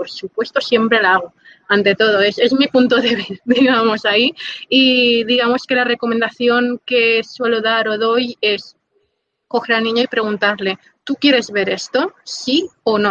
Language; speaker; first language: Spanish; native; Spanish